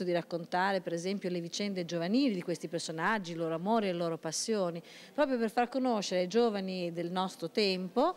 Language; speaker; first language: Italian; native; Italian